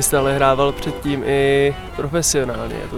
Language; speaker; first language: Czech; native; Czech